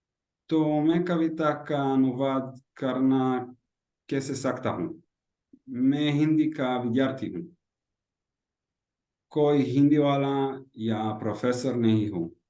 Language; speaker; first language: Hindi; non-native, learner; Hebrew